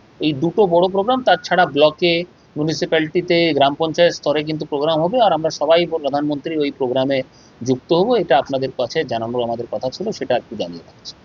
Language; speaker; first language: Bangla; non-native, local second language; Hindi